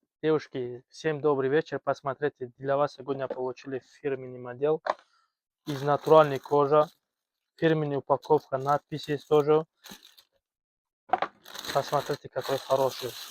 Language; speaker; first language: Russian; non-native, fluent; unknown